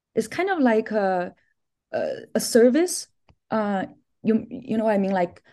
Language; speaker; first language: English; non-native, fluent; Chinese